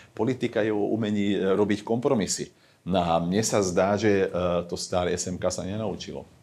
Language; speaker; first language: Slovak; non-native, local second language; Hungarian